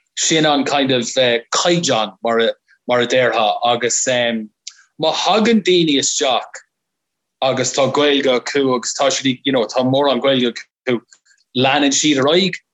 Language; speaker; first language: Irish; non-native, local second language; English